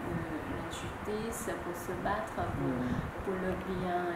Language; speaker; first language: French; non-native, fluent; Vietnamese